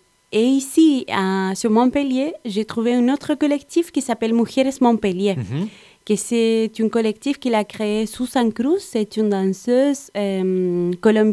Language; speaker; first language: French; non-native, learner; Spanish